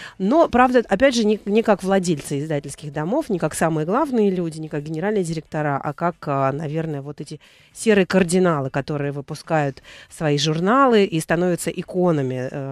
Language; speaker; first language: Russian; native; Russian